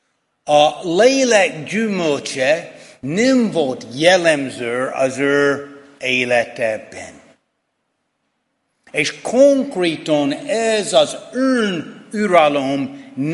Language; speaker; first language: Hungarian; non-native, fluent; English